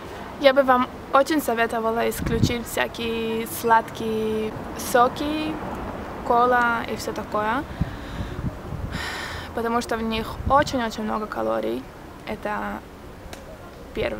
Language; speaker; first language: Russian; early bilingual, heritage; Russian